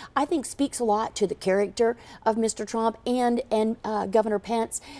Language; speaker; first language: English; native; English